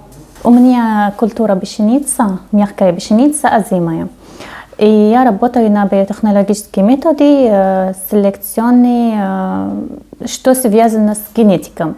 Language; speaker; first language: Russian; non-native, fluent; Arabic